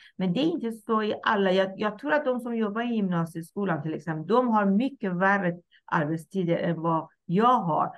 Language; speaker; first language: Swedish; non-native, fluent; Persian